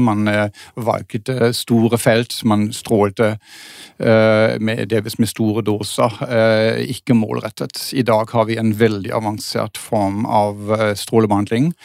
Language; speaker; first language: Norwegian; non-native, fluent; German